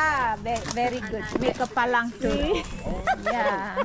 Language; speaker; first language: English; non-native, learner; Balinese